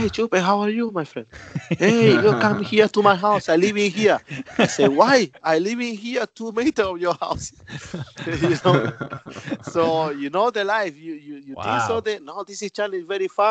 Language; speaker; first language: English; non-native, learner; Spanish